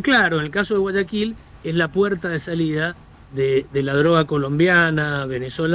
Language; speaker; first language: Spanish; native; Spanish